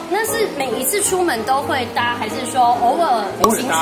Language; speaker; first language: Chinese; native; Chinese